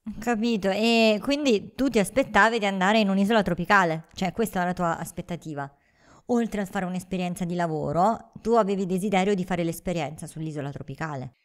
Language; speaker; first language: Italian; native; Italian